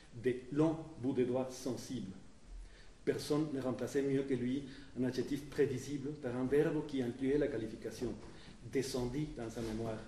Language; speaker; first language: French; non-native, fluent; Spanish